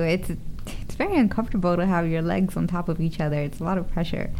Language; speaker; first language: English; early bilingual, other home language; Spanish